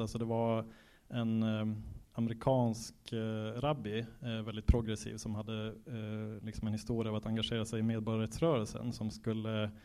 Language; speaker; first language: Swedish; native; Swedish